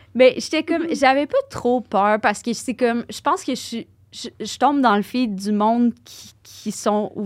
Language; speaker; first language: French; native; French